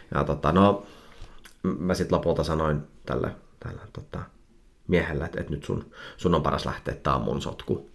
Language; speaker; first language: Finnish; early bilingual, heritage; Finnish